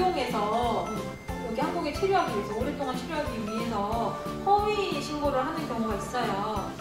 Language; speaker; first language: Korean; native; Korean